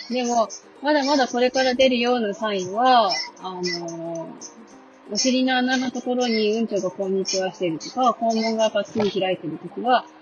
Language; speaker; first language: Japanese; native; Japanese